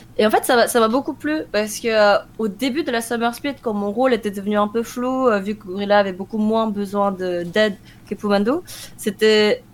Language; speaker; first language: French; early bilingual, other home language; Korean